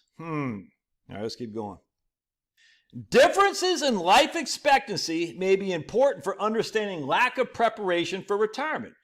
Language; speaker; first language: English; native; English